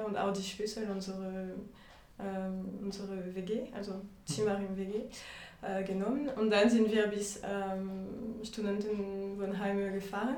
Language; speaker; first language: German; non-native, fluent; French